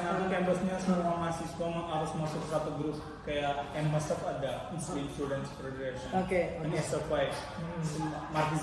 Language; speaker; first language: Indonesian; non-native, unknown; Malayalam